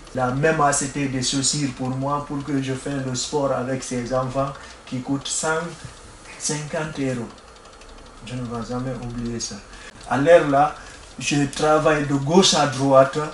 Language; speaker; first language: French; non-native, local second language; Fula